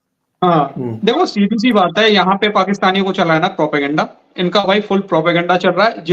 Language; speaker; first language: Hindi; native; Hindi